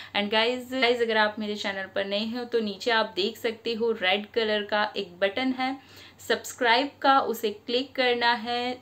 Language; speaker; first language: Hindi; non-native, local second language; Bangla